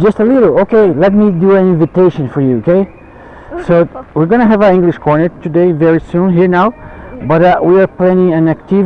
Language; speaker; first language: English; non-native, fluent; Portuguese